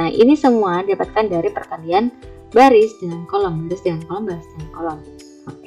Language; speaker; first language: Indonesian; native; Indonesian